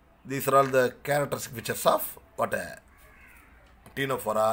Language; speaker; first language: English; non-native, local second language; Tamil